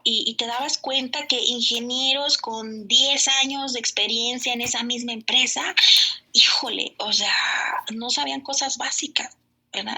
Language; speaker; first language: Spanish; native; Spanish